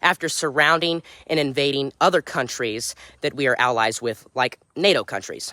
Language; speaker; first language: English; native; English